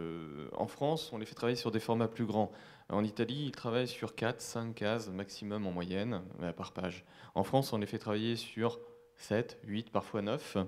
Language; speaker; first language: French; native; French